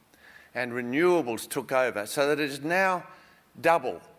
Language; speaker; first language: English; native; English